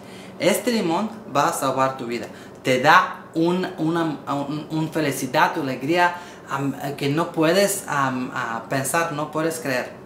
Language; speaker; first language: Spanish; non-native, learner; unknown